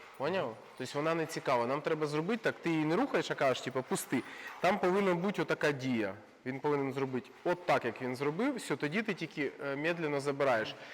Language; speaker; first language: Ukrainian; non-native, local second language; Russian